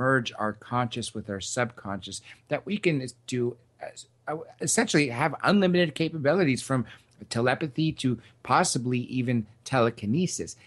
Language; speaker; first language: English; native; English